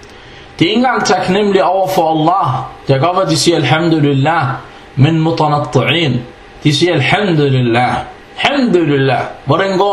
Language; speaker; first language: Danish; non-native, fluent; Arabic